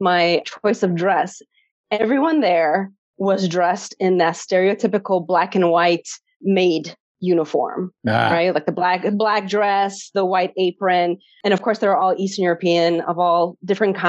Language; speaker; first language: English; early bilingual, other home language; Polish